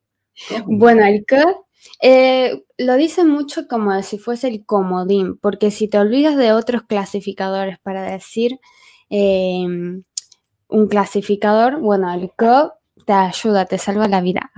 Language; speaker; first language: Spanish; non-native, fluent; Chinese